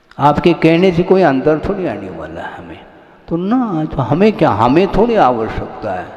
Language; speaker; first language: Hindi; non-native, local second language; Kannada